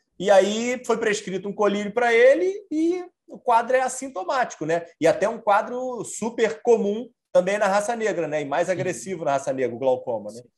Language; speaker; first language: Portuguese; native; Portuguese